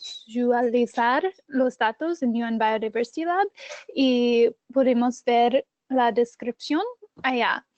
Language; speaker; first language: Spanish; non-native, learner; English